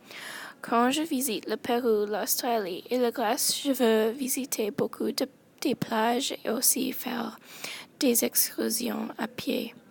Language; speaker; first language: French; non-native, local second language; English